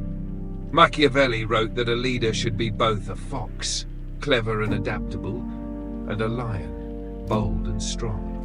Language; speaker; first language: English; native; English